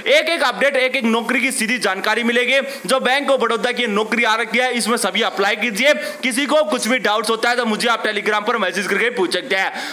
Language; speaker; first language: Hindi; native; Hindi